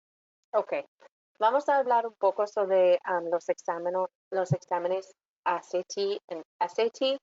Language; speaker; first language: Spanish; non-native, fluent; English